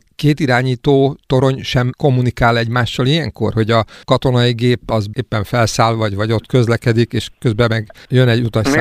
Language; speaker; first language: Hungarian; native; Hungarian